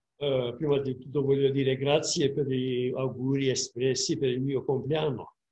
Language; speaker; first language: Italian; non-native, fluent; Romanian